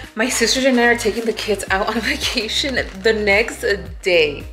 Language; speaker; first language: English; early bilingual, other home language; Spanish